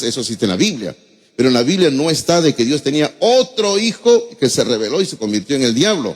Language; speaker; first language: Spanish; native; Spanish